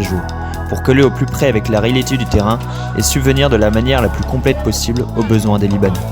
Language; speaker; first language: French; native; French